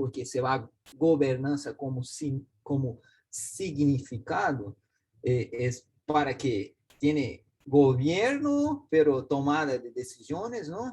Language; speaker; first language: Spanish; non-native, learner; Portuguese